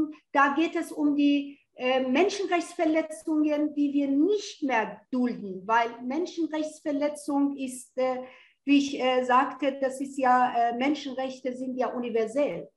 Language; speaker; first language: German; non-native, fluent; Persian